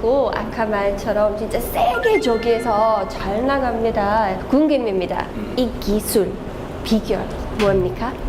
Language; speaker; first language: Korean; non-native, learner; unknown